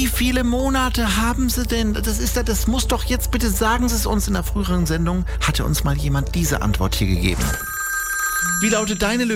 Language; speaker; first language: German; native; German